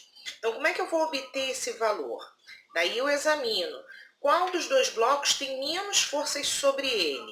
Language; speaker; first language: Portuguese; native; Portuguese